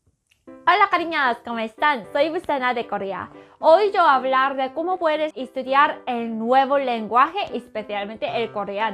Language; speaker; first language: Spanish; non-native, fluent; Korean